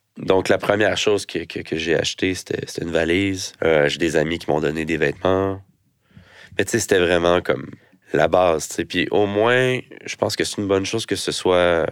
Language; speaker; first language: French; native; French